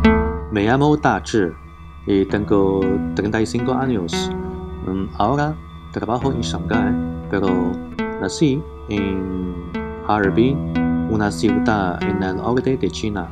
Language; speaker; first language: Spanish; non-native, learner; Chinese